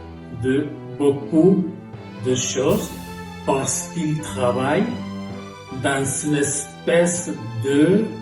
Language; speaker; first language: French; non-native, fluent; Spanish